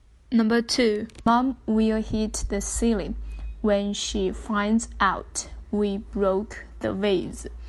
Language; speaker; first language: English; non-native, fluent; Chinese